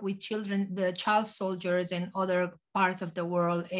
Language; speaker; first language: English; non-native, fluent; Spanish